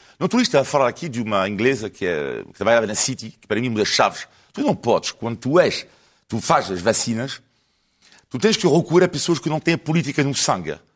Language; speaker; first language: Portuguese; non-native, fluent; French